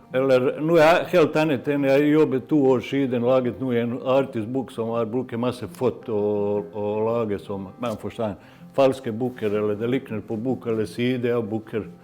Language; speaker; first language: Norwegian; non-native, fluent; Bosnian